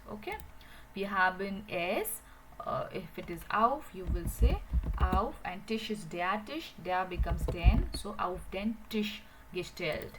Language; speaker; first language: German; non-native, fluent; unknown